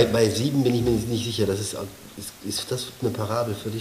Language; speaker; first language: German; native; German